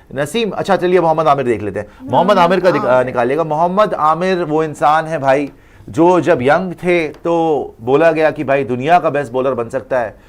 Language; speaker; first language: Hindi; native; Hindi